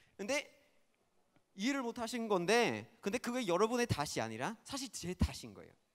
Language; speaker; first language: Korean; non-native, fluent; English